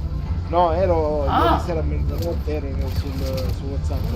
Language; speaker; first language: Italian; native; Italian